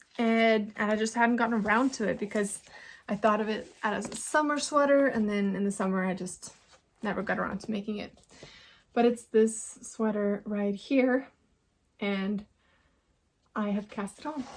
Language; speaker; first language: English; non-native, fluent; Norwegian